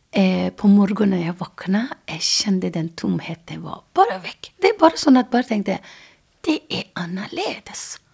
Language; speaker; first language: Norwegian; non-native, fluent; Persian